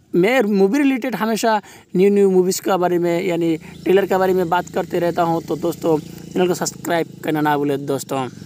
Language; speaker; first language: Hindi; native; Hindi